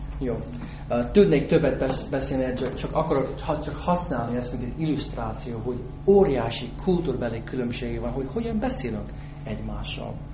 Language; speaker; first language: Hungarian; non-native, fluent; English